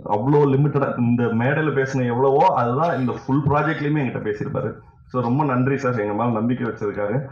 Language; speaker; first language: Tamil; native; Tamil